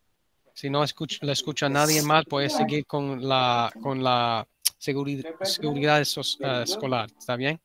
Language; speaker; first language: Spanish; early bilingual, heritage; Spanish